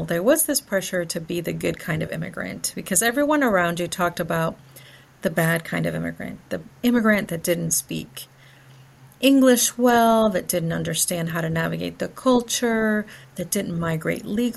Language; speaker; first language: English; early bilingual, other home language; Spanish